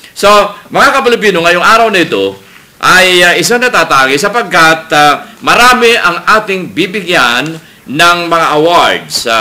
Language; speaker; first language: Filipino; native; Filipino